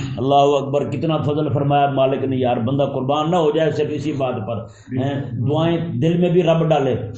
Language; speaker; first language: Urdu; non-native, local second language; Punjabi